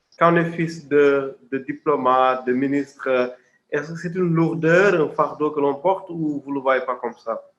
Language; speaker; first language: French; non-native, local second language; Wolof